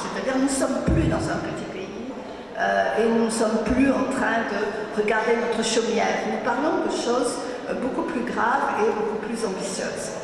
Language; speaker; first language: French; native; French